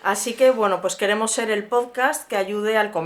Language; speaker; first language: Spanish; native; Spanish